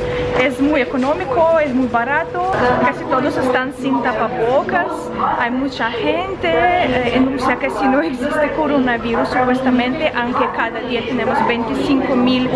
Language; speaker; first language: Spanish; non-native, fluent; Russian